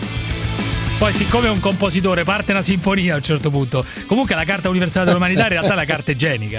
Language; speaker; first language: Italian; native; Italian